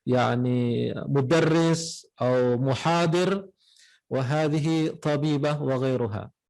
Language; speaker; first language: Arabic; non-native, fluent; Indonesian